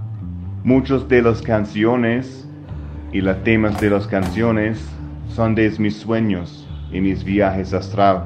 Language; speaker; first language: Spanish; non-native, learner; English